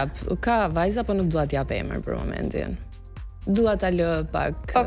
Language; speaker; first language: Albanian; native; Albanian